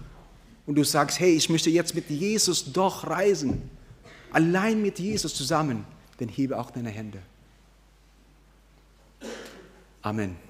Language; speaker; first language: German; non-native, fluent; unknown